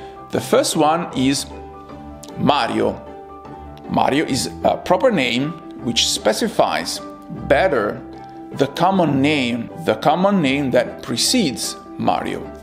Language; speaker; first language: English; non-native, fluent; Italian